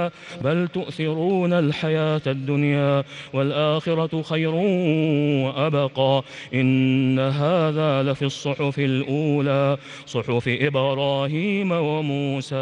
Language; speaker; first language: Arabic; native; Arabic